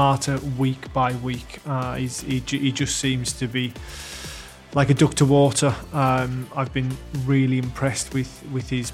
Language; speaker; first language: English; native; English